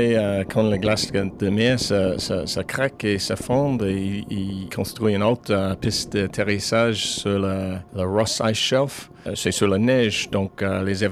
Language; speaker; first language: French; non-native, fluent; English